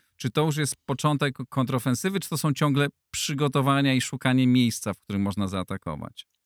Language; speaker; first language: Polish; native; Polish